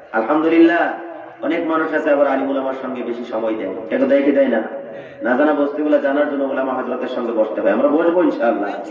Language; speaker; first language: Bangla; native; Bangla